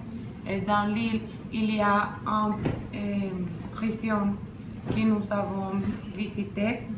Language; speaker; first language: French; non-native, learner; Spanish